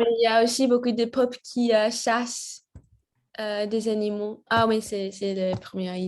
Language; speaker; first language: French; non-native, learner; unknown